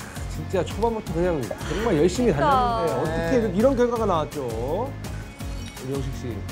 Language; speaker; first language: Korean; native; Korean